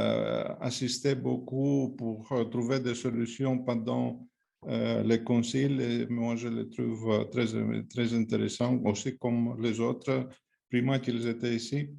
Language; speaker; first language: French; non-native, fluent; Greek